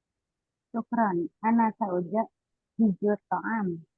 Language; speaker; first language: Arabic; non-native, learner; Indonesian